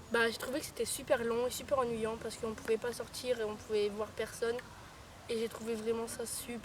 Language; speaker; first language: French; native; French